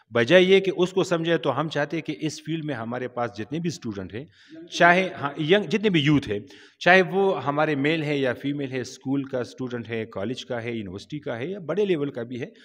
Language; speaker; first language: Urdu; non-native, local second language; Pashto